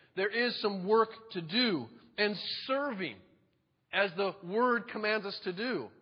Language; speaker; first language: English; native; English